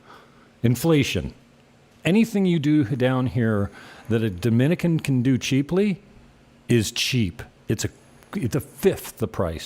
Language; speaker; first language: English; native; English